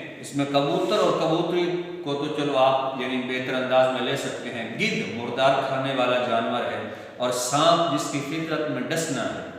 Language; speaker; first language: Urdu; non-native, local second language; Punjabi